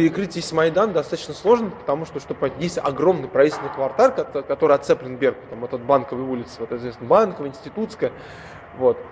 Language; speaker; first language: Russian; native; Russian